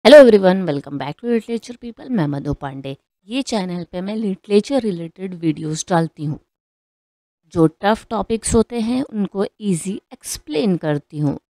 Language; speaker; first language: Hindi; native; Hindi